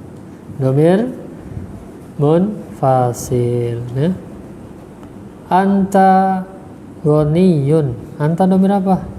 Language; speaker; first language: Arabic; non-native, fluent; Indonesian